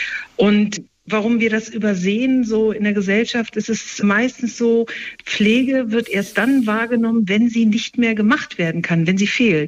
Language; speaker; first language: German; native; German